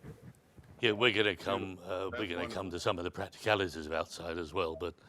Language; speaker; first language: English; native; English